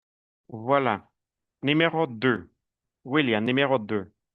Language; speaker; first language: French; non-native, fluent; Spanish